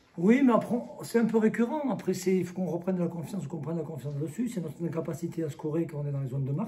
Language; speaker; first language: French; native; French